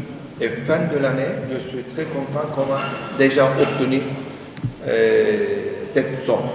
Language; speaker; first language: French; non-native, fluent; Turkish